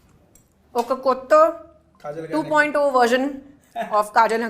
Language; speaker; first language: Telugu; non-native, learner; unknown